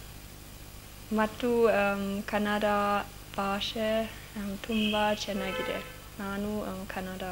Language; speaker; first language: Kannada; non-native, learner; German